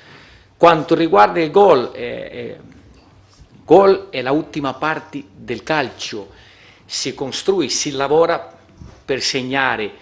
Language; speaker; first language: Italian; non-native, fluent; Portuguese